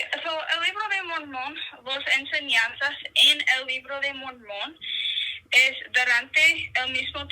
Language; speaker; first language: Spanish; non-native, learner; English